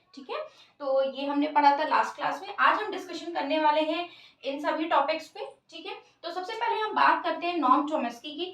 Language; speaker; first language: Hindi; native; Hindi